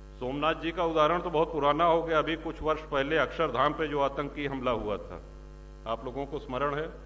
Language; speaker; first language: Hindi; native; Hindi